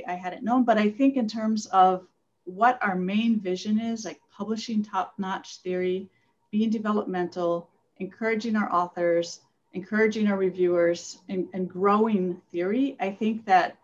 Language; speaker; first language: English; native; English